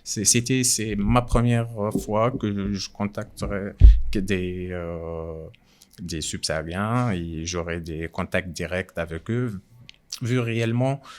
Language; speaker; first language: French; non-native, local second language; Arabic